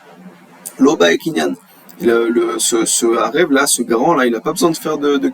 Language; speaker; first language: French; native; French